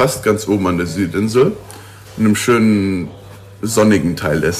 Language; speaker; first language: German; non-native, local second language; Luxembourgish